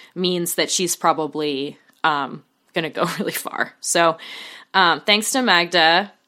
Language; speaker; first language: English; native; English